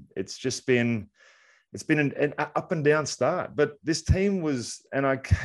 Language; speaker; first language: English; native; English